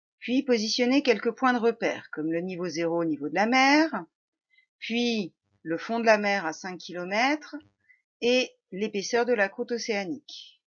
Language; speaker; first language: French; native; French